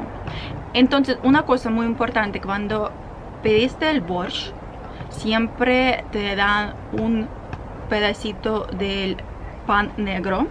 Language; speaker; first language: Spanish; non-native, fluent; Russian